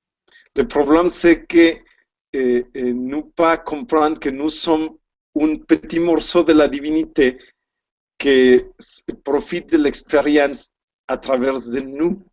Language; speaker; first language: French; non-native, learner; Spanish